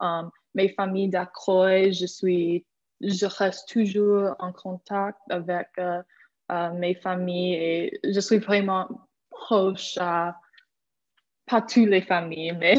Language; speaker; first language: French; non-native, fluent; English